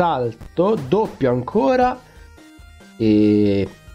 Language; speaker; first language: Italian; native; Italian